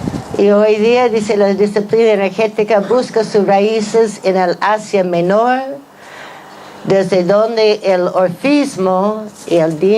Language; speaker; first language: Spanish; non-native, fluent; English